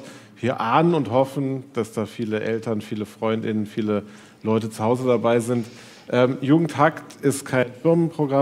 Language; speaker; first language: German; native; German